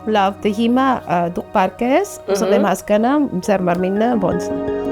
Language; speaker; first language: Armenian; non-native, learner; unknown